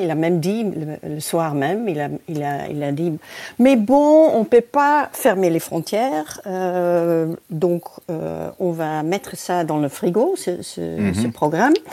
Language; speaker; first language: French; non-native, fluent; Dutch